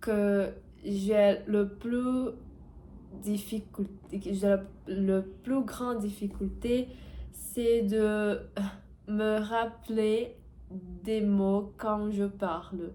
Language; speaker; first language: French; non-native, learner; Portuguese